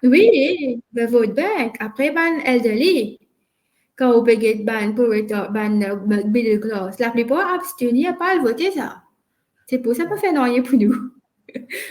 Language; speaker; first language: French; non-native, local second language; Morisyen